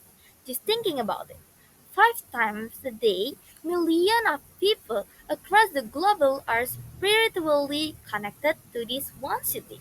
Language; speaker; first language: English; non-native, learner; Indonesian